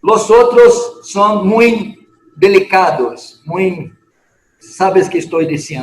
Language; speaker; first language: Spanish; non-native, fluent; Portuguese